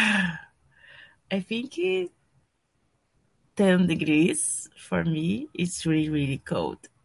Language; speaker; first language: English; non-native, learner; Portuguese